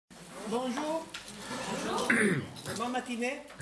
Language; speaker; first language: French; non-native, fluent; Italian